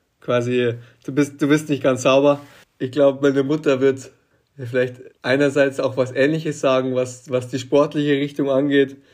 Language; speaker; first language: German; native; German